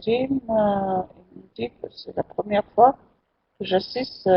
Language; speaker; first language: French; non-native, local second language; Arabic